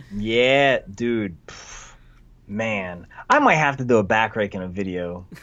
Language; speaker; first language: English; native; English